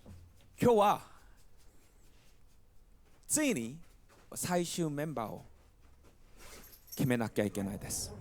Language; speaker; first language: Japanese; non-native, fluent; Korean